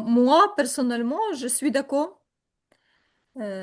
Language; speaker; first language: French; non-native, learner; Ukrainian